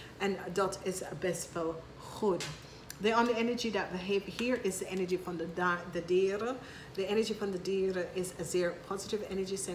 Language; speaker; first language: Dutch; non-native, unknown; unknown